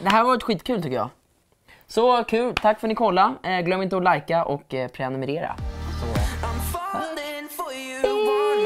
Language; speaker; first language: Swedish; native; Swedish